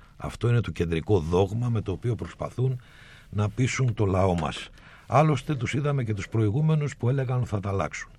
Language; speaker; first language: Greek; native; Greek